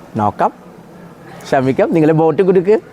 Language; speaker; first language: Malayalam; non-native, local second language; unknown